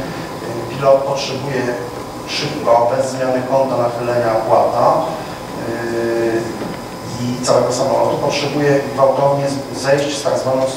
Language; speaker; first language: Polish; native; Polish